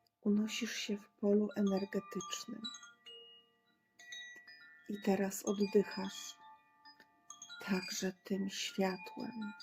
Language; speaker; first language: Polish; native; Polish